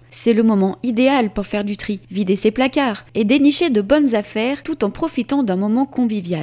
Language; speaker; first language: French; native; French